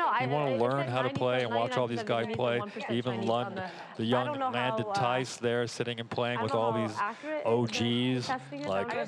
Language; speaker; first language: English; native; English